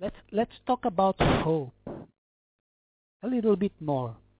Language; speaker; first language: English; non-native, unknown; Portuguese